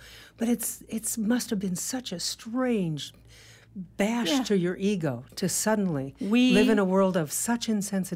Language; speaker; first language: English; native; English